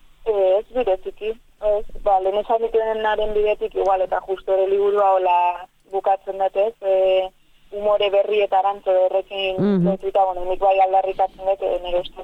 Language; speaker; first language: Basque; native; Basque